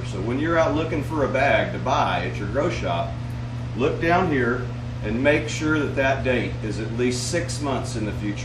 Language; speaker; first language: English; native; English